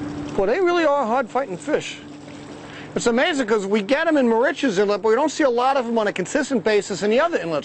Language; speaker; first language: English; native; English